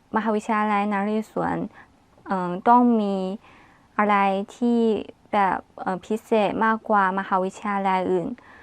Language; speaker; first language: Thai; non-native, learner; Chinese